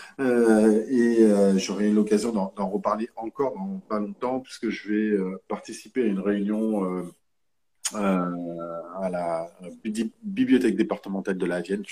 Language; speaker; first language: French; native; French